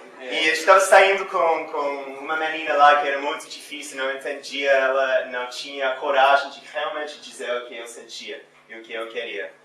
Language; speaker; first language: Portuguese; non-native, fluent; English